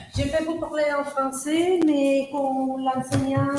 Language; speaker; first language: French; non-native, learner; Spanish